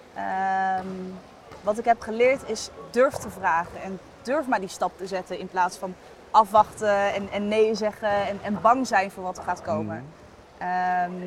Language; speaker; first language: Dutch; native; Dutch